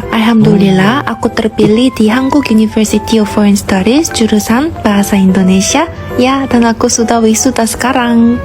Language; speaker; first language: Indonesian; non-native, fluent; Korean